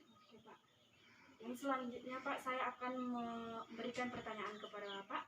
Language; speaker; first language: Indonesian; native; Indonesian